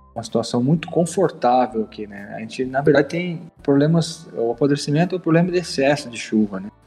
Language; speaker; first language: Portuguese; native; Portuguese